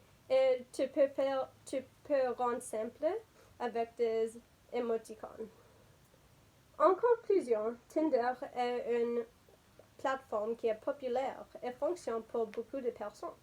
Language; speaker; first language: French; non-native, learner; English